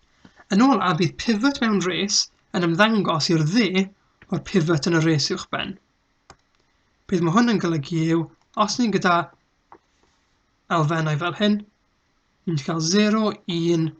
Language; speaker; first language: Welsh; native; Welsh